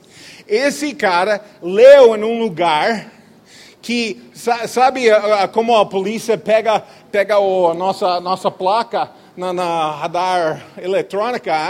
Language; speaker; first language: Portuguese; non-native, fluent; English